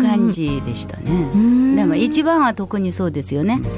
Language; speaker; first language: Japanese; non-native, fluent; Korean